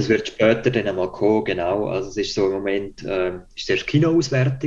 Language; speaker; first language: German; native; German